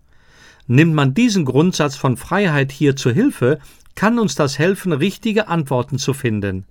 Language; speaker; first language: German; native; German